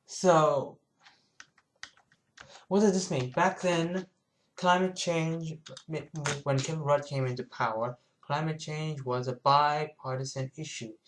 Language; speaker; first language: English; native; English